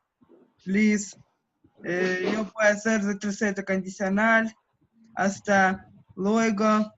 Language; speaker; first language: Spanish; non-native, learner; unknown